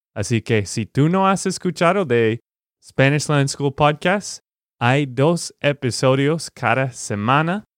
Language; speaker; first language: Spanish; non-native, fluent; English